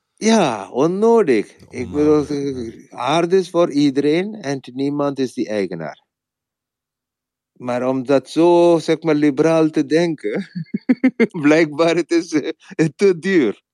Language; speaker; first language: Dutch; non-native, learner; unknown